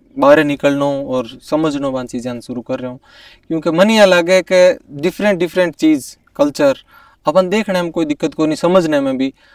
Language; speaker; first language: Hindi; native; Hindi